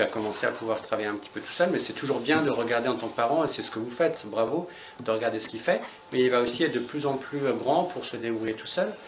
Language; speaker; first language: French; native; French